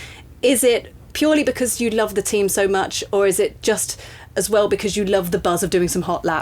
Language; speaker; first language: English; native; English